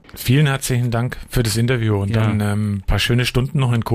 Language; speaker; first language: German; native; German